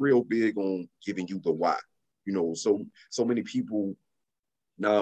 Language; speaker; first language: English; native; English